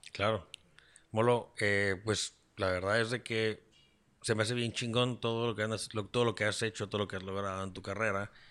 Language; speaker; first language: Spanish; native; Spanish